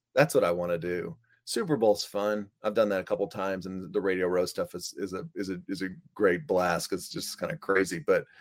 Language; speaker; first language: English; native; English